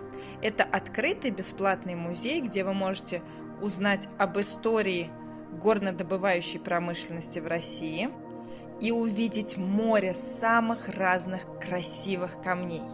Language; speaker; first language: Russian; native; Russian